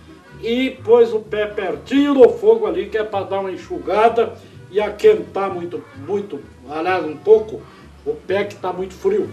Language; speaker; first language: Portuguese; native; Portuguese